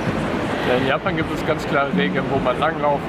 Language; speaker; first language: German; native; German